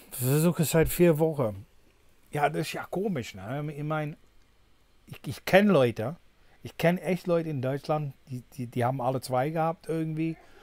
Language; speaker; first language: German; non-native, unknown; English